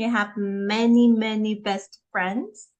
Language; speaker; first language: English; non-native, fluent; Korean